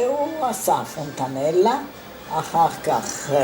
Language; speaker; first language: Hebrew; non-native, fluent; Italian